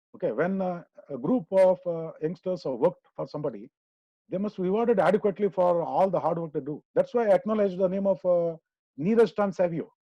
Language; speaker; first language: English; non-native, local second language; Kannada